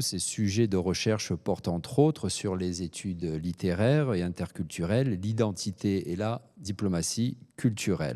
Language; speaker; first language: French; native; French